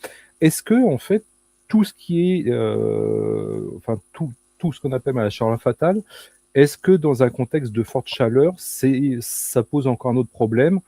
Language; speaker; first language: French; native; French